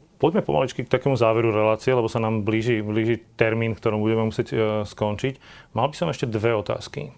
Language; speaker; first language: Slovak; native; Slovak